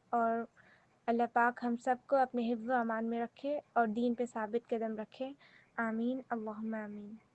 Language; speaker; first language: Urdu; native; Urdu